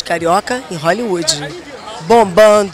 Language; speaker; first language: Portuguese; native; Portuguese